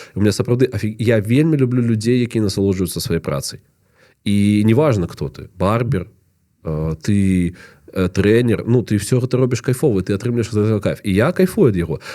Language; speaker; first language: Belarusian; non-native, local second language; Russian